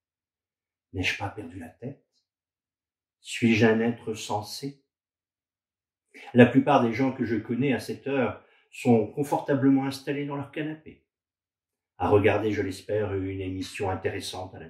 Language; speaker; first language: French; native; French